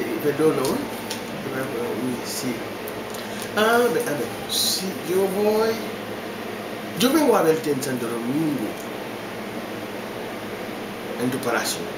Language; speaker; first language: Spanish; non-native, learner; Haitian Creole